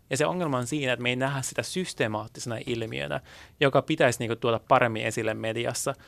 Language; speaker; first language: Finnish; early bilingual, other home language; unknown